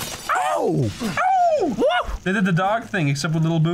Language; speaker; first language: English; native; English